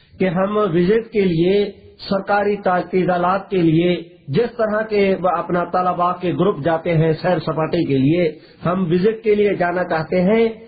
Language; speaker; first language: Urdu; non-native, local second language; Saraiki